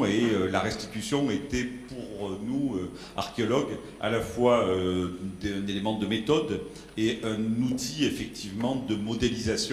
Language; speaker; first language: French; native; French